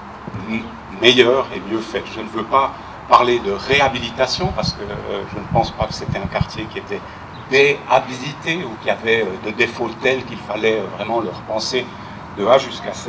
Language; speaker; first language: French; native; French